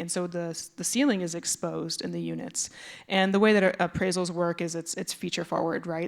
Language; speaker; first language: English; native; English